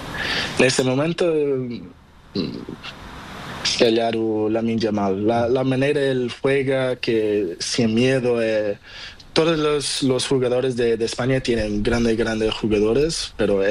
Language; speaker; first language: Spanish; non-native, learner; Portuguese